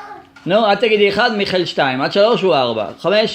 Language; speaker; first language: Hebrew; native; Hebrew